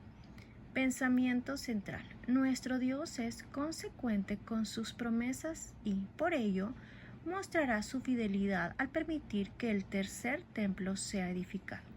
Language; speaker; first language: Spanish; native; Spanish